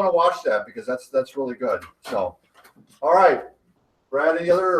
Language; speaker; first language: English; native; English